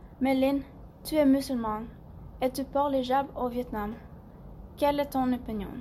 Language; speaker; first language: French; non-native, learner; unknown